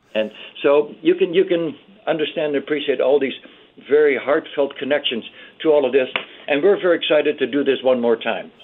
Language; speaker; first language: English; early bilingual, other home language; Dutch